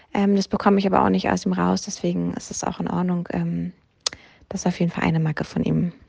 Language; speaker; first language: German; native; German